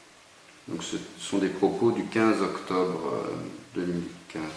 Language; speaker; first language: French; native; French